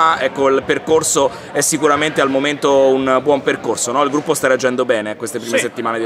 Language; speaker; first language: Italian; native; Italian